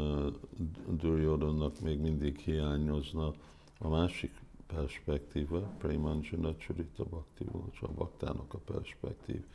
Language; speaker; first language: Hungarian; early bilingual, heritage; Hungarian